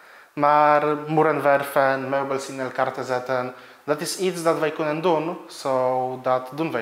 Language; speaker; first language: Dutch; non-native, learner; Polish